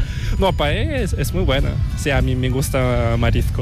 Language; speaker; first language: Spanish; non-native, fluent; Korean